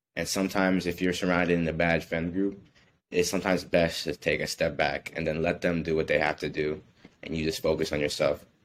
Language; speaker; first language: English; native; English